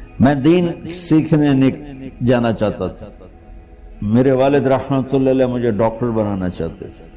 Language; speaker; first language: Urdu; non-native, local second language; Punjabi